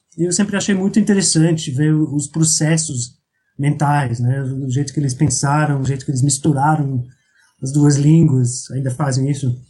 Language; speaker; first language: Portuguese; non-native, fluent; English